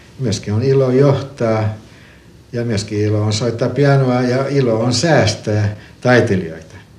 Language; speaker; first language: Finnish; early bilingual, other home language; Russian